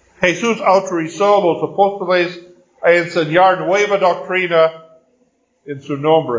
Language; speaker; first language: Spanish; non-native, fluent; Portuguese